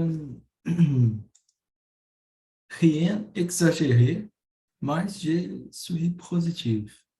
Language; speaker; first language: French; non-native, learner; Portuguese